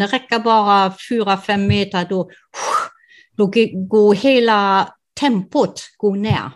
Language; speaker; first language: Swedish; non-native, fluent; German